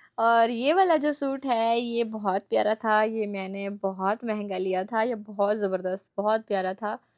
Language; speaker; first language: Urdu; native; Urdu